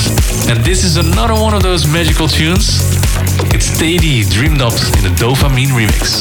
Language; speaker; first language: English; non-native, fluent; Dutch